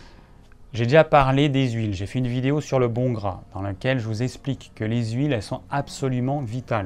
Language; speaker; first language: French; native; French